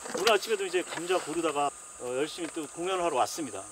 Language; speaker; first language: Korean; native; Korean